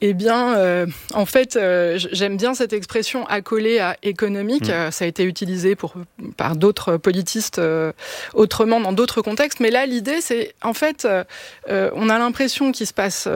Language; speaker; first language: French; native; French